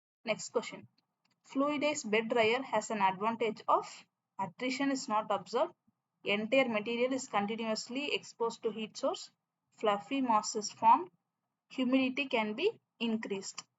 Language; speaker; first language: English; non-native, local second language; Tamil